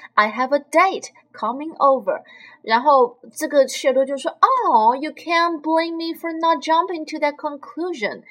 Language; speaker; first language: English; non-native, fluent; Chinese